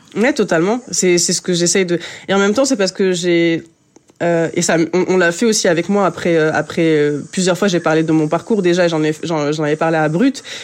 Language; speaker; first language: French; native; French